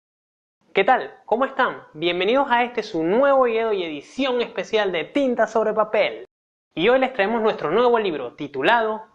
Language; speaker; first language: Spanish; native; Spanish